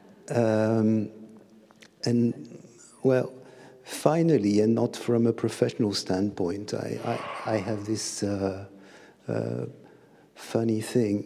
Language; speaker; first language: English; non-native, fluent; French